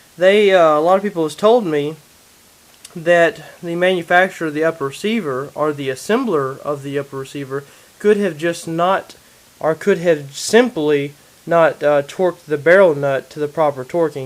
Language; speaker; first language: English; native; English